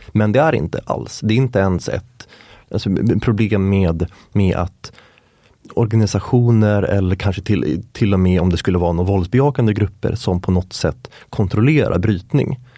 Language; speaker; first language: Swedish; native; Swedish